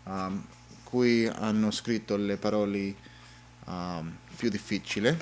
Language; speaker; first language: Italian; non-native, learner; English